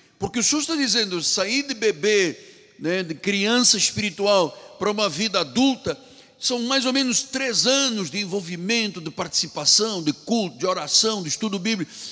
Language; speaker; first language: Portuguese; native; Portuguese